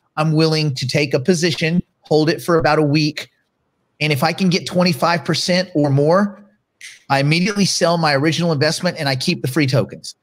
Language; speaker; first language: English; native; English